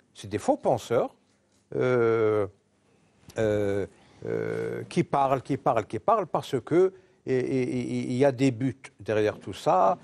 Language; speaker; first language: French; non-native, local second language; Arabic